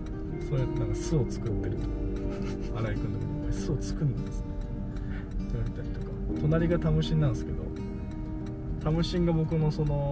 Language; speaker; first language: Japanese; native; Japanese